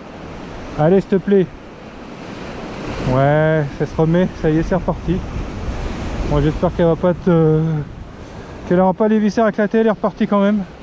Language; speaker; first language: French; native; French